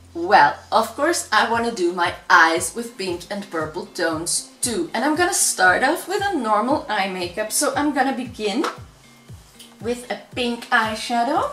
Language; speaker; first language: English; non-native, fluent; Dutch